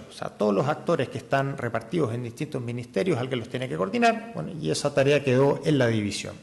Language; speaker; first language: Spanish; native; Spanish